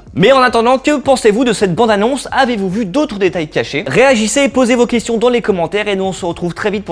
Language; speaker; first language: French; native; French